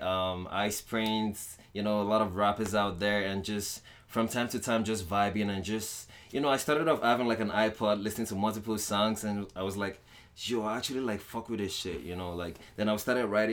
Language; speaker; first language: English; non-native, local second language; Yoruba